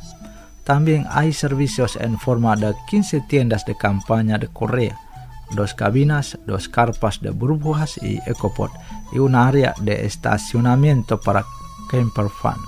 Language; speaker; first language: Spanish; non-native, fluent; Indonesian